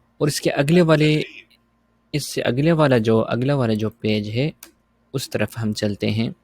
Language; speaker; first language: Urdu; native; Urdu